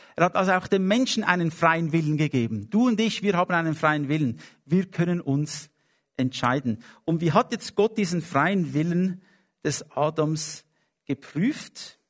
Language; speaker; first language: German; non-native, fluent; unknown